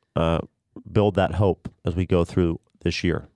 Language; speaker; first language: English; native; English